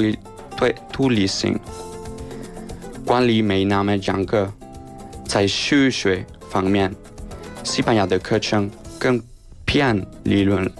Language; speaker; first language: Chinese; non-native, fluent; Spanish